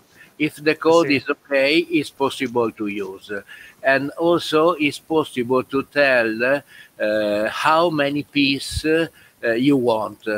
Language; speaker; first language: English; non-native, learner; Italian